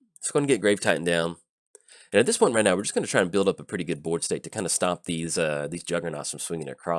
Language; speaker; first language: English; native; English